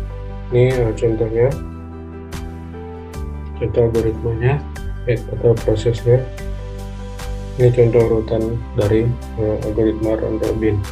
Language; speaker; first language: Indonesian; native; Indonesian